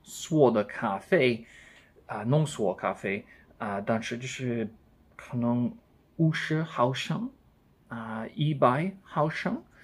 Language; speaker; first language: Chinese; non-native, learner; English